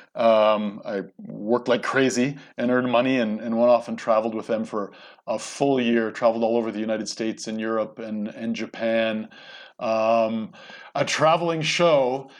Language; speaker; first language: English; native; English